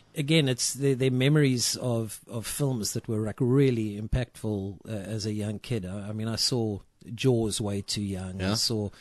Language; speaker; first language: English; native; English